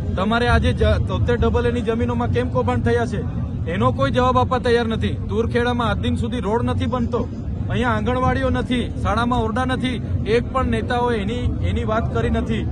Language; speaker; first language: Gujarati; non-native, local second language; Vasavi